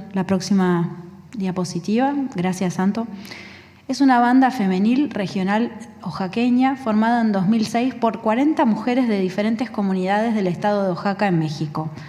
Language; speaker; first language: Spanish; native; Spanish